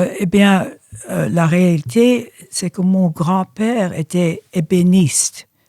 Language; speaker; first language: French; early bilingual, other home language; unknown